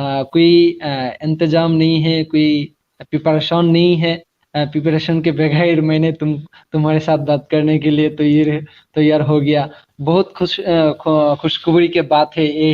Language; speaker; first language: Hindi; non-native, learner; Bangla